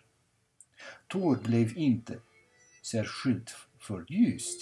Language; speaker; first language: Swedish; non-native, fluent; English